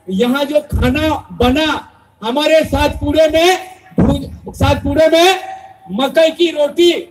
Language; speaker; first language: Hindi; non-native, local second language; Bhili